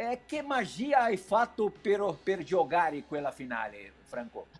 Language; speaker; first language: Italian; non-native, learner; Portuguese